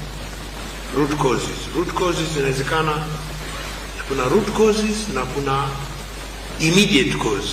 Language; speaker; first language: Swahili; native; Swahili